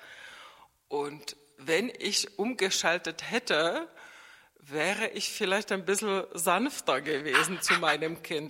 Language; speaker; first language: German; non-native, fluent; Czech